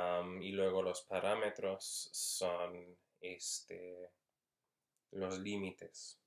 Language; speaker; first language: Spanish; non-native, fluent; English